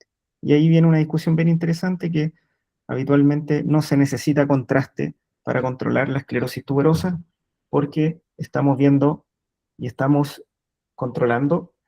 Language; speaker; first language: Spanish; native; Spanish